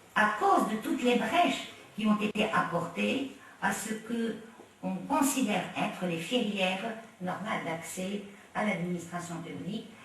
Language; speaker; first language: French; non-native, local second language; Arabic